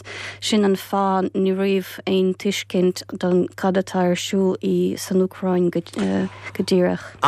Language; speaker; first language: Irish; non-native, fluent; Ukrainian